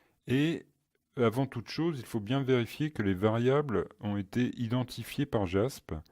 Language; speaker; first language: French; native; French